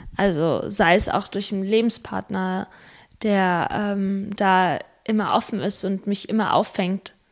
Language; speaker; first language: German; early bilingual, other home language; Spanish